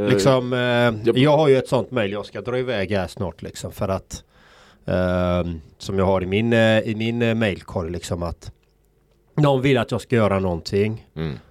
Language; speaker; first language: Swedish; native; Swedish